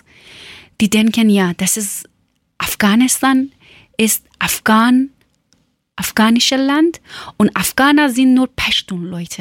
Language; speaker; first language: German; non-native, learner; Persian